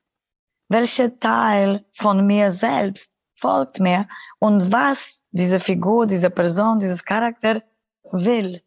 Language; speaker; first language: German; non-native, fluent; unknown